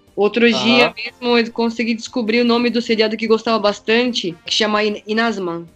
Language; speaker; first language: Portuguese; early bilingual, other home language; Japanese